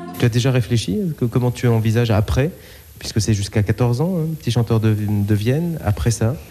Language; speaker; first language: French; native; French